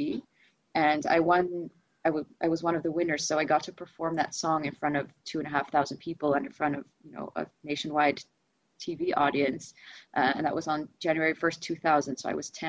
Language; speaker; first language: English; non-native, fluent; Russian